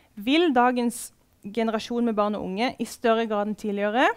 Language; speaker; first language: Norwegian; native; Norwegian